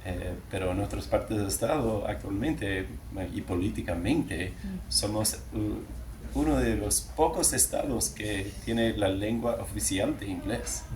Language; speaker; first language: Spanish; non-native, learner; English